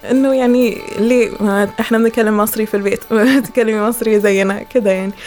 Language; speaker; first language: Arabic; early bilingual, heritage; Arabic